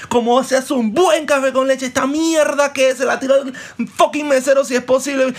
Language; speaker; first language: Spanish; native; Spanish